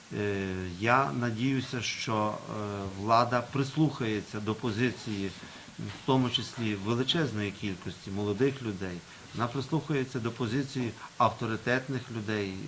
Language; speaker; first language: Ukrainian; native; Ukrainian